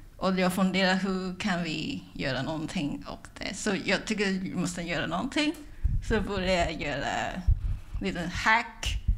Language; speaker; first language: Swedish; non-native, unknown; Cantonese